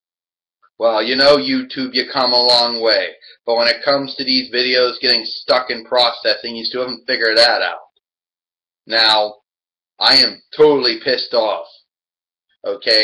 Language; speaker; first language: English; native; English